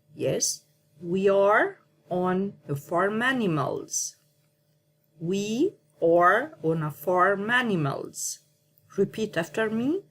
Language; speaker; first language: English; non-native, learner; Arabic